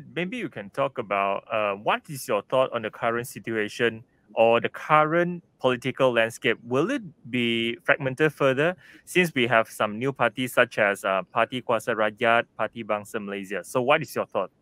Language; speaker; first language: English; non-native, local second language; Chinese